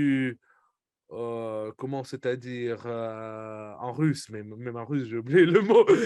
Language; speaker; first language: French; non-native, fluent; Russian